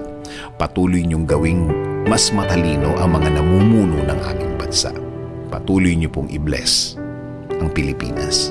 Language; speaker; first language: Filipino; native; Filipino